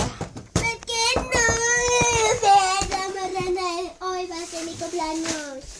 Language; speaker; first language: Spanish; early bilingual, heritage; Spanish